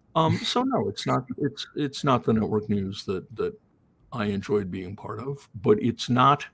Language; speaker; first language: English; native; English